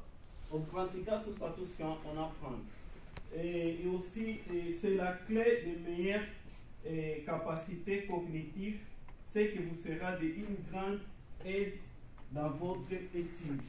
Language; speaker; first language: French; non-native, fluent; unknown